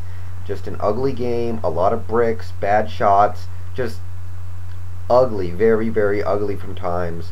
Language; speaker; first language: English; native; English